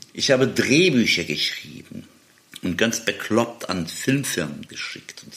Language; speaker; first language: German; early bilingual, other home language; Turkish